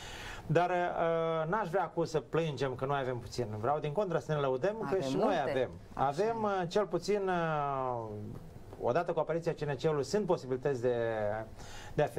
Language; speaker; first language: Romanian; native; Romanian